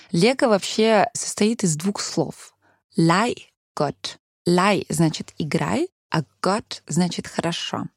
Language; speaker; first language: Russian; early bilingual, heritage; Russian